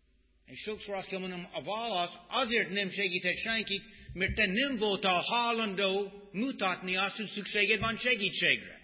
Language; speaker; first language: Hungarian; non-native, fluent; English